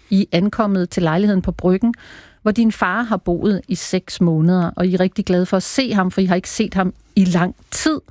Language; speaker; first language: Danish; native; Danish